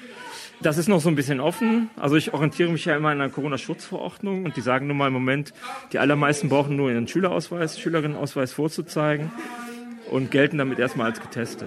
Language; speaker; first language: German; native; German